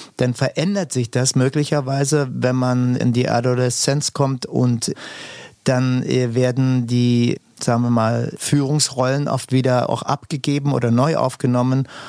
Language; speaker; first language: German; native; German